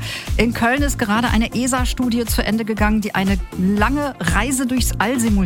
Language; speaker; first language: German; native; German